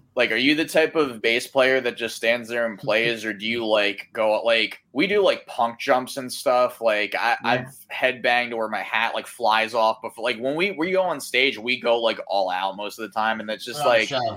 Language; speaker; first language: English; native; English